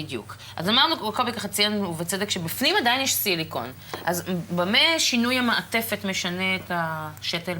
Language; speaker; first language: Hebrew; native; Hebrew